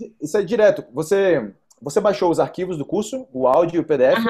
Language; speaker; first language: Portuguese; native; Portuguese